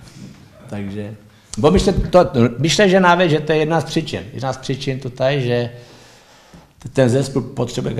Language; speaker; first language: Polish; non-native, learner; Czech